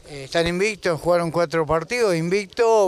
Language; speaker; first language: Spanish; native; Spanish